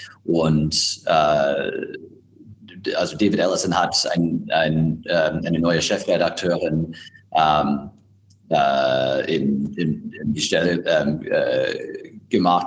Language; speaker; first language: German; non-native, fluent; English